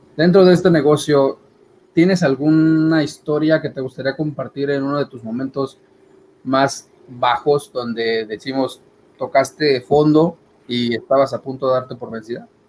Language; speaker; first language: Spanish; native; Spanish